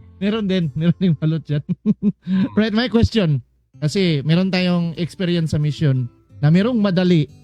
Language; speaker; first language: Filipino; native; Filipino